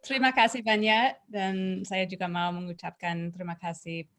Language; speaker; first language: Indonesian; non-native, fluent; English